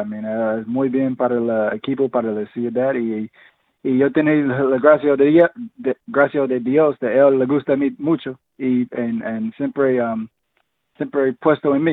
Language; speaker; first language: Spanish; non-native, fluent; English